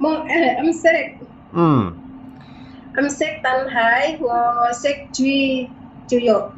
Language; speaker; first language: Chinese; non-native, learner; Indonesian